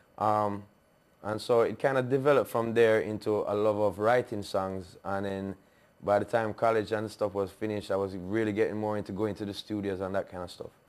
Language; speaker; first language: English; native; English